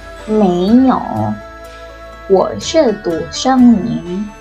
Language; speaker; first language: Chinese; non-native, fluent; Indonesian